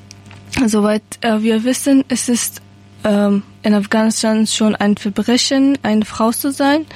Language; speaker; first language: German; non-native, learner; Persian